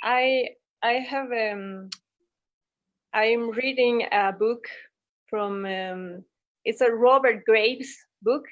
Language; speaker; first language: English; non-native, fluent; Spanish